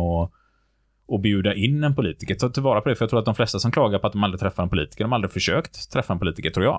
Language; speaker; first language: Swedish; native; Swedish